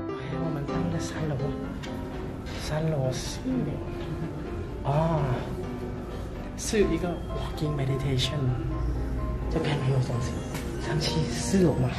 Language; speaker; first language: Chinese; non-native, learner; Thai